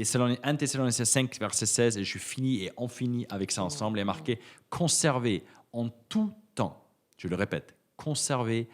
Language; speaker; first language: French; native; French